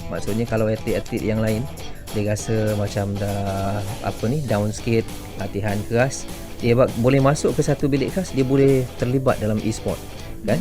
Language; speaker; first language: Malay; native; Malay